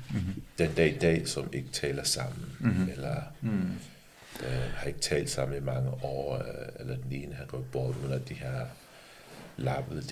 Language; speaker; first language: Danish; early bilingual, other home language; English